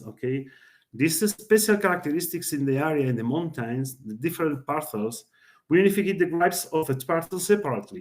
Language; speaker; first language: English; non-native, learner; Spanish